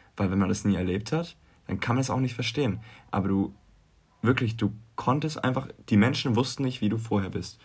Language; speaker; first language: German; native; German